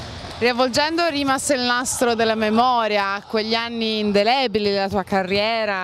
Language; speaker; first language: Italian; native; Italian